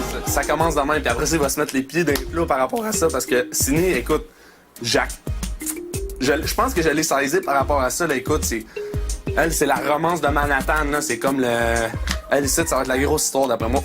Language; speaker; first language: French; native; French